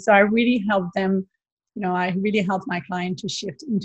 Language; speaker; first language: English; non-native, fluent; French